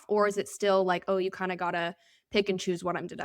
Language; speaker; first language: English; native; English